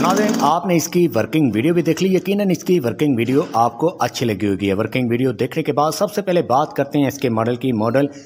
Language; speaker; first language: Urdu; non-native, local second language; Saraiki